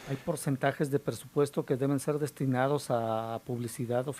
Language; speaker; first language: Spanish; native; Spanish